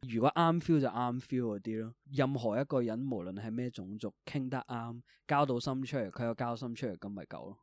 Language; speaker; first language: Cantonese; early bilingual, other home language; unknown